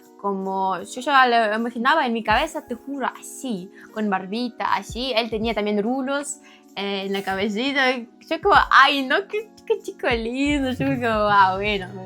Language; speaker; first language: Spanish; non-native, fluent; Ukrainian